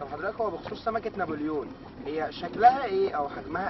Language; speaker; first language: Arabic; native; Arabic